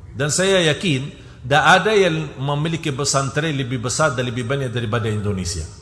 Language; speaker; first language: Malay; non-native, fluent; Arabic